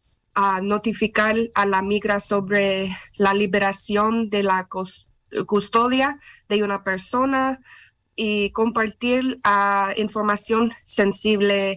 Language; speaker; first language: Spanish; non-native, fluent; English